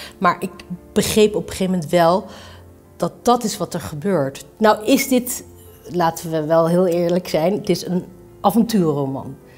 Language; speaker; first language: Dutch; early bilingual, other home language; Spanish